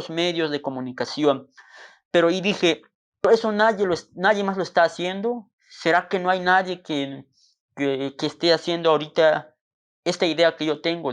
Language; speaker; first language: Spanish; non-native, local second language; Tzotzil